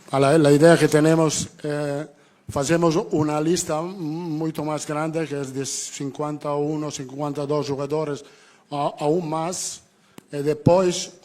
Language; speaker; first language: Portuguese; non-native, learner; Italian